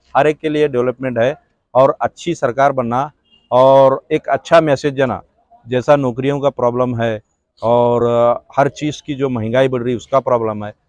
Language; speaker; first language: Hindi; native; Hindi